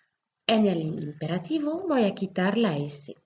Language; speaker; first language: Spanish; non-native, fluent; French